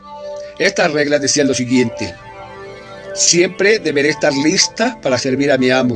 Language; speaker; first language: Spanish; native; Spanish